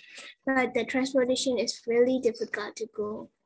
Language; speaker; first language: English; non-native, learner; Burmese